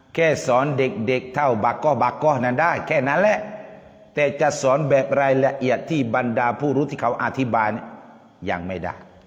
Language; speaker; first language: Thai; native; Thai